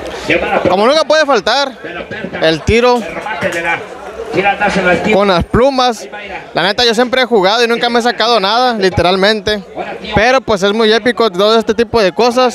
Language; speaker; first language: Spanish; native; Spanish